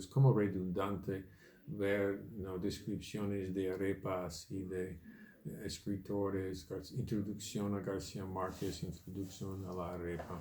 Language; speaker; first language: Spanish; non-native, fluent; English